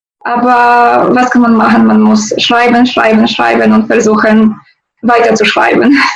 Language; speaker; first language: German; non-native, fluent; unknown